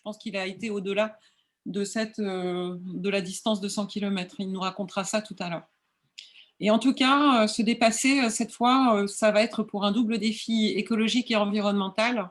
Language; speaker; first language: French; native; French